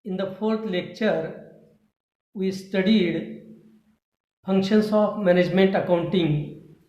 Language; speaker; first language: English; non-native, local second language; Marathi